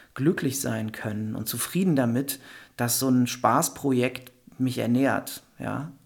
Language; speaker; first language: German; native; German